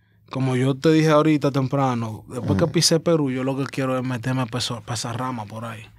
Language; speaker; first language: Spanish; early bilingual, heritage; Spanish